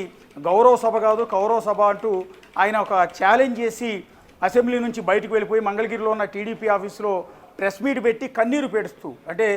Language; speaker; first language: Telugu; native; Telugu